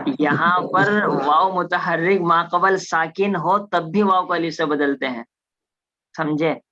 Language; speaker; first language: Urdu; native; Urdu